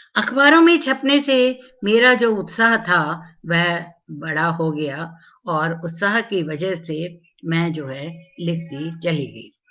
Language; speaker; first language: Hindi; non-native, local second language; Tamil